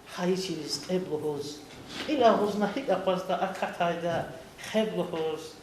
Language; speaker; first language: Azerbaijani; non-native, local second language; Lezghian